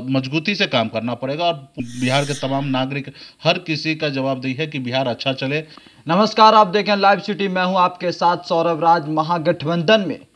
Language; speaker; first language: Hindi; native; Hindi